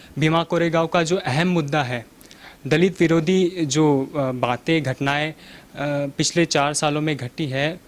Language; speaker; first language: Hindi; non-native, local second language; Marathi